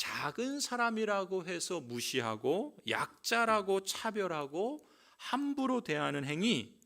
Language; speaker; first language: Korean; native; Korean